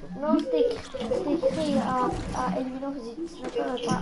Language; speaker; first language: French; native; French